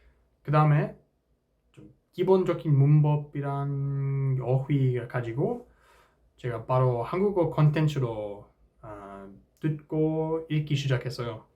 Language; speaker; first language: Korean; non-native, fluent; English